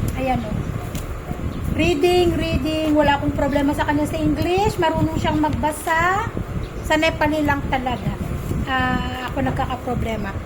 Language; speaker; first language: Filipino; native; Filipino